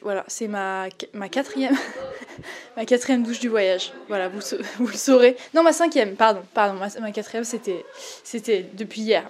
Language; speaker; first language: French; native; French